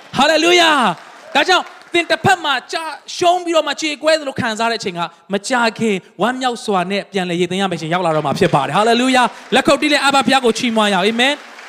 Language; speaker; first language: Burmese; non-native, local second language; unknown